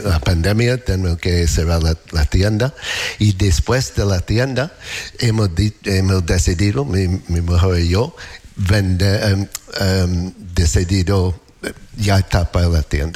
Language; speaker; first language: Spanish; non-native, learner; English